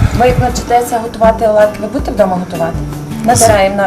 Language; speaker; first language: Ukrainian; native; Ukrainian